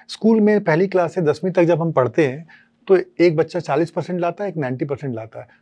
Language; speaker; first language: Hindi; native; Hindi